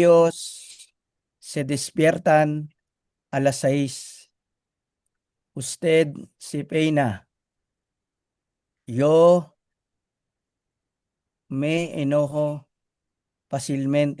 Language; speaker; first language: Spanish; non-native, learner; Filipino